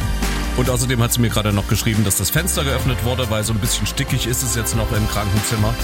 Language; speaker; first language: German; native; German